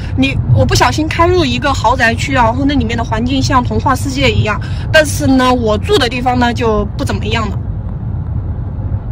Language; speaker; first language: Chinese; native; Chinese